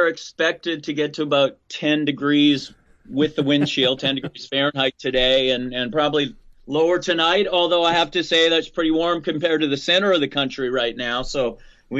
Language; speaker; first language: English; native; English